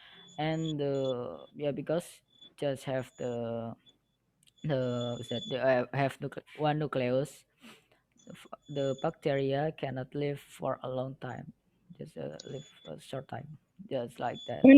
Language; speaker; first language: English; non-native, learner; Indonesian